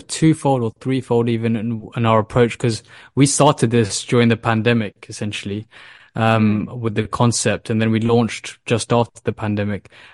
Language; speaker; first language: English; native; English